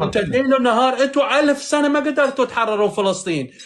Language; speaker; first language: Arabic; non-native, fluent; Persian